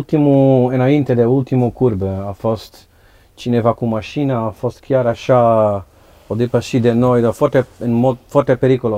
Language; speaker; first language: Romanian; non-native, learner; Dutch